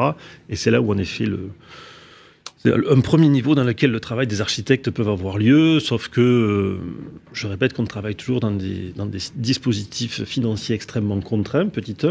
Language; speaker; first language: French; native; French